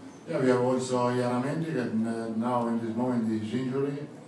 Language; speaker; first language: English; non-native, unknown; Italian